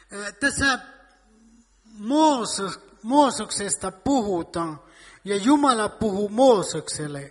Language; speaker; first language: Finnish; non-native, fluent; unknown